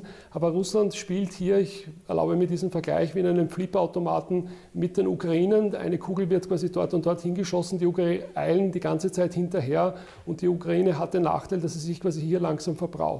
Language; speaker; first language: German; native; German